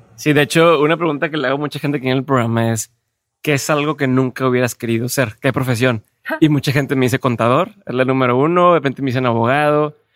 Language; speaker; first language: Spanish; native; Spanish